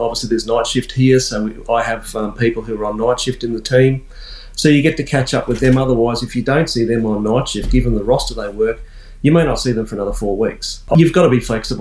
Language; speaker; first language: English; native; English